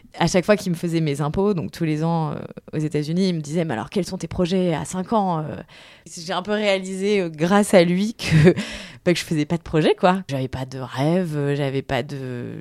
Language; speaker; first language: French; native; French